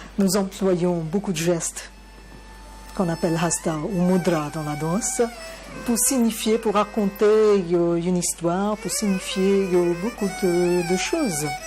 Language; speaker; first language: French; non-native, fluent; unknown